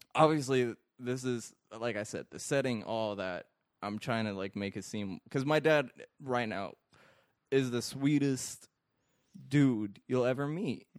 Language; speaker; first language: English; early bilingual, other home language; Arabic